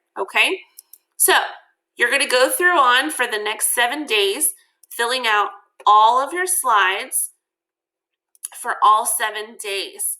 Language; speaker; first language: English; native; English